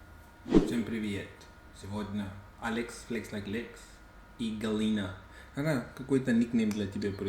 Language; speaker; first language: Russian; non-native, learner; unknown